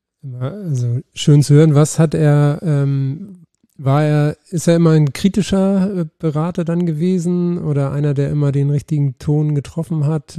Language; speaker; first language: German; native; German